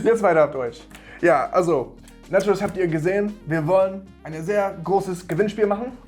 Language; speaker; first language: German; non-native, fluent; English